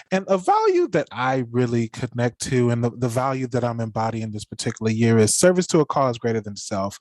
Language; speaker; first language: English; native; English